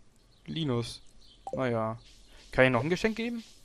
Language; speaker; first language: German; native; German